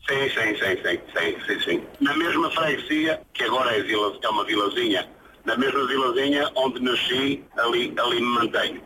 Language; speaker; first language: Portuguese; native; Portuguese